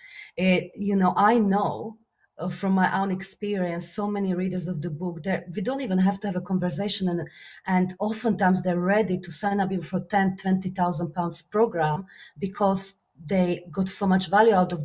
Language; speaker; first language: English; non-native, fluent; Slovak